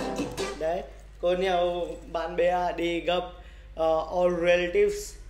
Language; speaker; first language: Vietnamese; non-native, learner; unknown